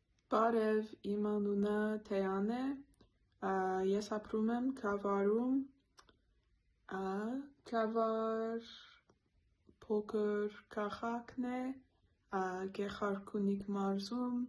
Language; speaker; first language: Armenian; non-native, learner; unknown